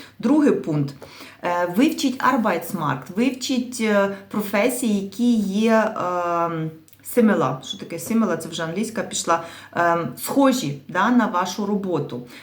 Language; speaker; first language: Ukrainian; native; Ukrainian